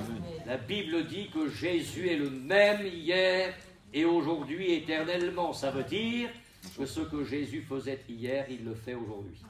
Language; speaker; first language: French; native; French